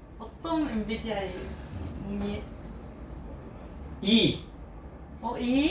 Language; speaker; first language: Korean; non-native, learner; Japanese